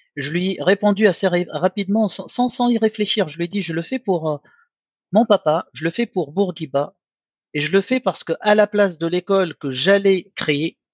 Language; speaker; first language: French; non-native, local second language; Arabic